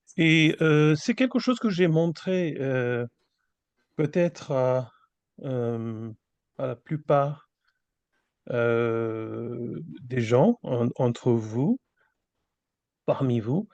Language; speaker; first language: French; non-native, fluent; Bangla